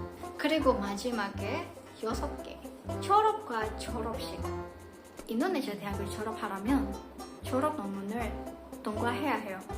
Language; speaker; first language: Korean; non-native, fluent; Indonesian